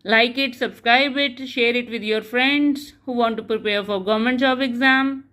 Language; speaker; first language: English; non-native, local second language; Punjabi